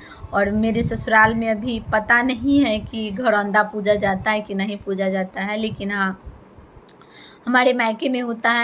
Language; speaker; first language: Hindi; non-native, local second language; Bhojpuri